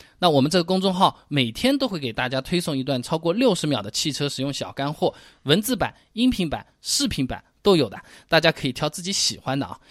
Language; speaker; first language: Chinese; native; Chinese